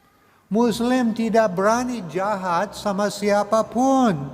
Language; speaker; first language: Indonesian; non-native, learner; English